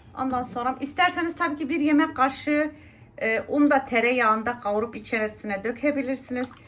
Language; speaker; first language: Turkish; early bilingual, heritage; Turkish